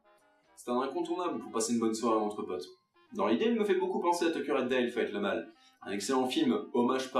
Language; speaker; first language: French; native; French